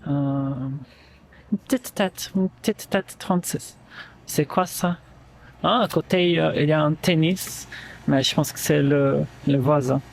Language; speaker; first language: French; non-native, fluent; Portuguese